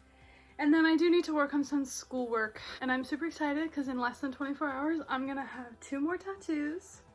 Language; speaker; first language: English; native; English